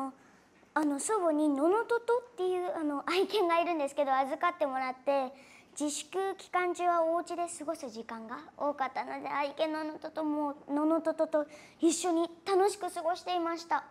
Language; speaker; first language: Japanese; native; Japanese